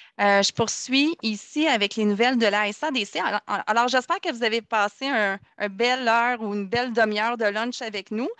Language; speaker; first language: French; native; French